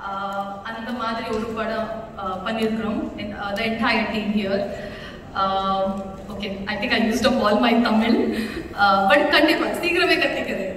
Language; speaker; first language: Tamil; non-native, learner; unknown